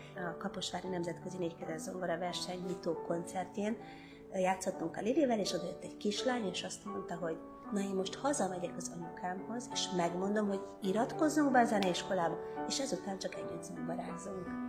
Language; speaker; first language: Hungarian; native; Hungarian